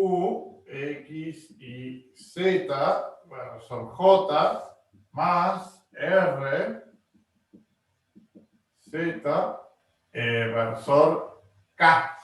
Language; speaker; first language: Spanish; native; Spanish